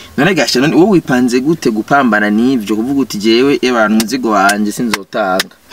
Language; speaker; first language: Rundi; native; Rundi